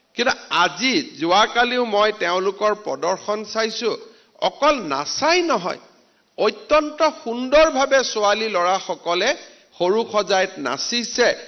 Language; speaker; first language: Assamese; native; Assamese